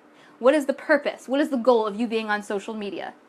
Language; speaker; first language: English; native; English